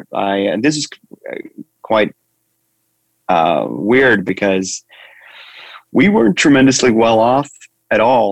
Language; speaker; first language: English; non-native, fluent; Swedish